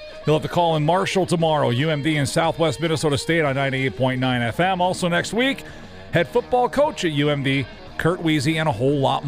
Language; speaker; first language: English; native; English